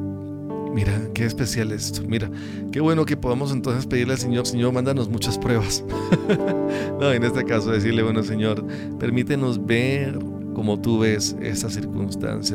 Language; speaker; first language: Spanish; native; Spanish